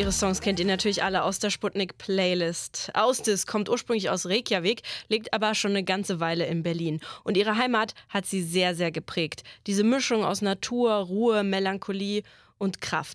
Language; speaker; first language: German; native; German